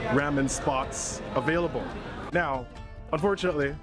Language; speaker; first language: English; native; English